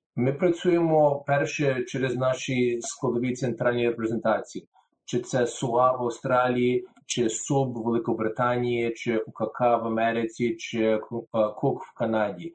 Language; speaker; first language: Ukrainian; early bilingual, heritage; Ukrainian